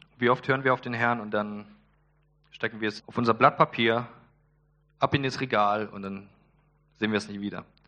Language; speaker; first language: German; early bilingual, other home language; Polish